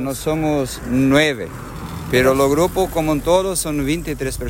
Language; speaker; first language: Spanish; non-native, learner; Portuguese